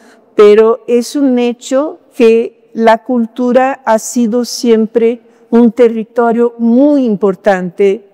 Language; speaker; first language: Spanish; non-native, fluent; Portuguese